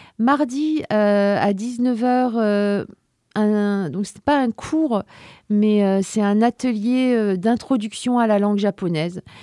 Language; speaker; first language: French; native; French